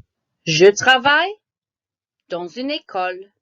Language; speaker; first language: French; non-native, fluent; English